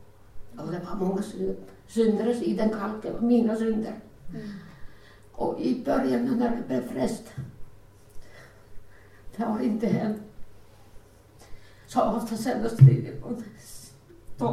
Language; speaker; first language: Swedish; non-native, learner; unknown